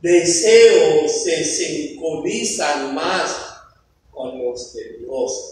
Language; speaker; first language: Spanish; non-native, fluent; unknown